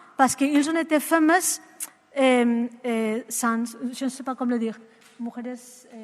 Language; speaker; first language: French; non-native, learner; Spanish